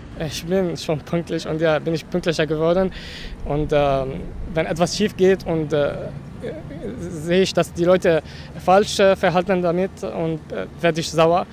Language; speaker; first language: German; non-native, learner; Arabic